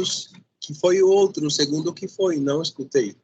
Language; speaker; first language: Portuguese; non-native, fluent; Spanish